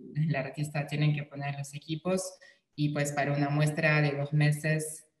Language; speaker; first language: Spanish; non-native, fluent; French